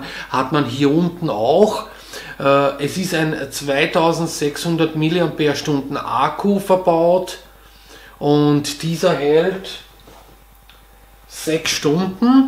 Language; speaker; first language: German; native; German